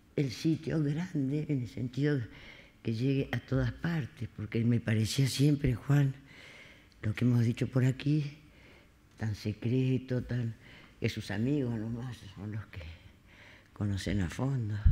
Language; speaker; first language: Spanish; native; Spanish